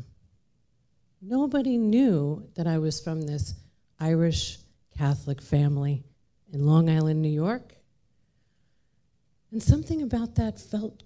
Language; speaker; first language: English; native; English